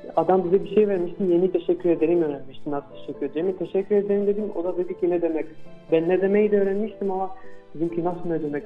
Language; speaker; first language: Turkish; non-native, fluent; Albanian